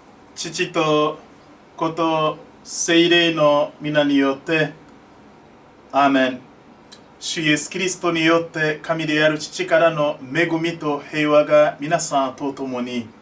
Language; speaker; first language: Japanese; non-native, fluent; French